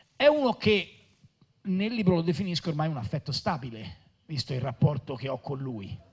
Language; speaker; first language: Italian; native; Italian